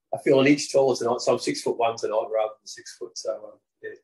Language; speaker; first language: English; native; English